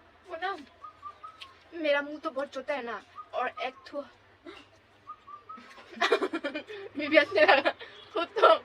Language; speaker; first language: Hindi; non-native, local second language; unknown